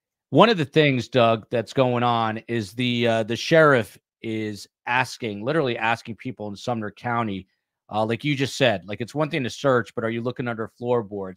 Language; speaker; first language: English; native; English